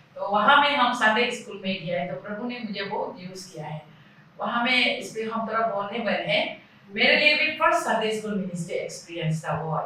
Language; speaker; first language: Hindi; non-native, local second language; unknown